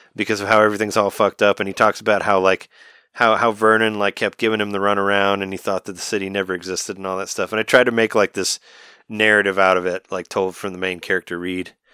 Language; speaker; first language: English; native; English